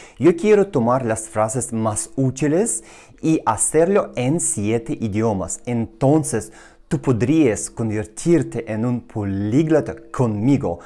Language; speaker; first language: Spanish; non-native, fluent; Russian